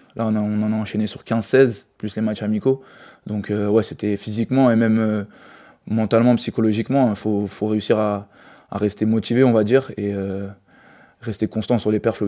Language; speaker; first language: French; native; French